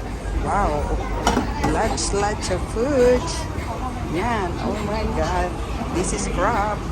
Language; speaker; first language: English; non-native, local second language; Filipino